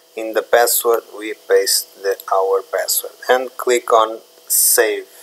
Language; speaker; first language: English; non-native, learner; Portuguese